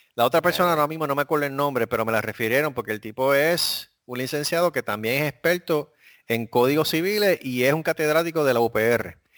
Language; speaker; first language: Spanish; native; Spanish